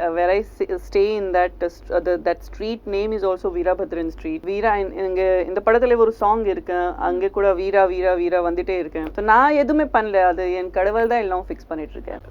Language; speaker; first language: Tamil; non-native, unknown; Gujarati